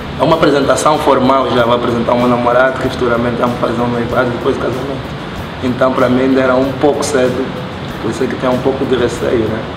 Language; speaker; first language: Portuguese; native; Portuguese